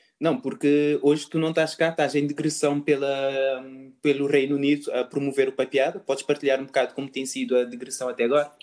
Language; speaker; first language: Portuguese; non-native, local second language; Kabuverdianu